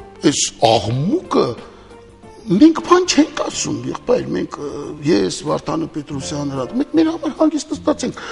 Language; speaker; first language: Armenian; early bilingual, heritage; Armenian